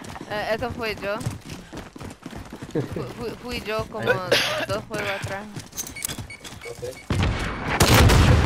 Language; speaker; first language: Spanish; early bilingual, heritage; Spanish